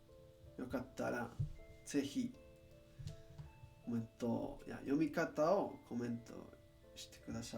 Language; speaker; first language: Japanese; non-native, learner; English